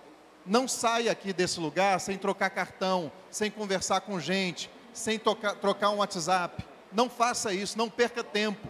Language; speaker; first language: Portuguese; native; Portuguese